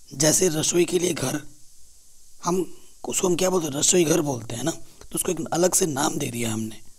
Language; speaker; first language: Hindi; native; Hindi